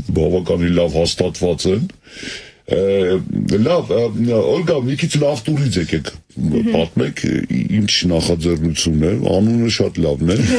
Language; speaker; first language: Armenian; native; Armenian